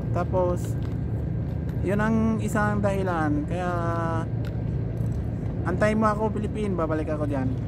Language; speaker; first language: Filipino; non-native, learner; Persian